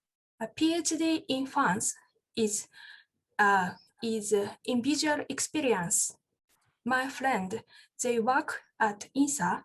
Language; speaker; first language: English; non-native, learner; Japanese